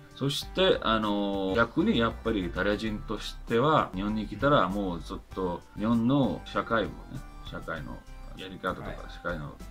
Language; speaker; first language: Japanese; non-native, fluent; Italian